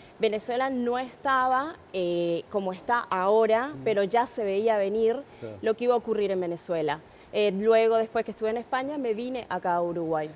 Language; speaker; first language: Spanish; native; Spanish